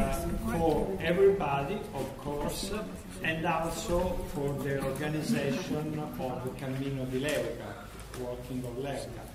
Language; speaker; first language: English; non-native, learner; Italian